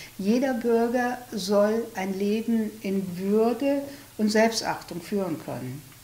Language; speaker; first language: German; native; German